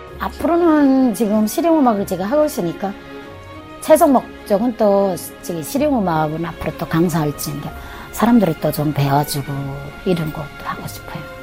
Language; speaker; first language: Korean; native; Korean